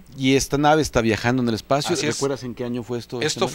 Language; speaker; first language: Spanish; native; Spanish